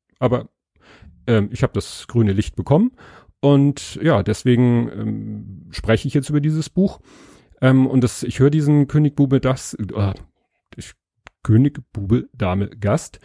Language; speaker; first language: German; native; German